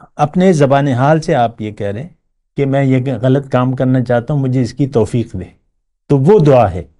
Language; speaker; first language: Urdu; non-native, local second language; Pashto